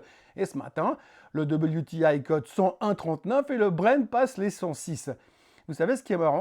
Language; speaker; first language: French; native; French